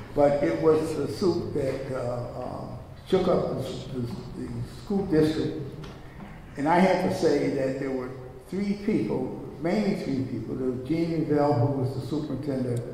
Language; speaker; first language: English; native; English